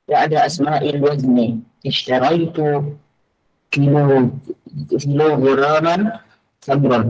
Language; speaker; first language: Arabic; non-native, learner; Indonesian